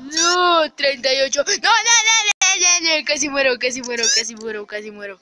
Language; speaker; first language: Spanish; native; Spanish